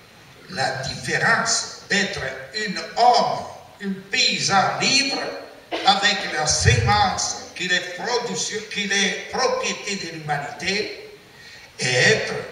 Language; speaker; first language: French; non-native, learner; Italian